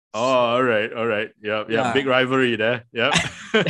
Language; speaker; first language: English; non-native, local second language; Malay